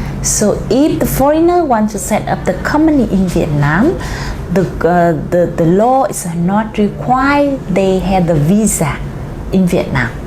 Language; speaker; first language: English; non-native, learner; Vietnamese